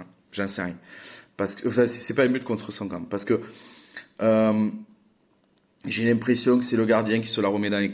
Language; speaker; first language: French; native; French